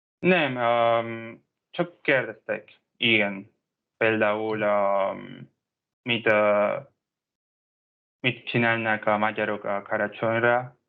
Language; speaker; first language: Hungarian; non-native, learner; Spanish